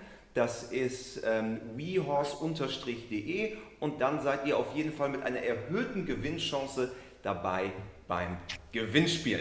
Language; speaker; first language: German; native; German